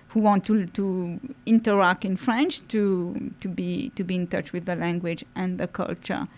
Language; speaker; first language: English; non-native, fluent; French